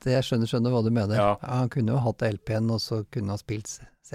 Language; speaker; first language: Norwegian; native; Norwegian